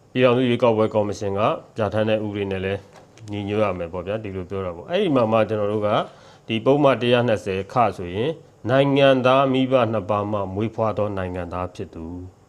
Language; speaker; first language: Burmese; native; Burmese